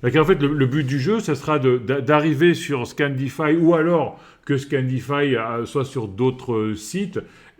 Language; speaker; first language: French; native; French